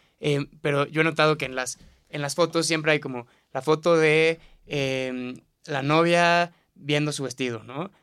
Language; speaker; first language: Spanish; native; Spanish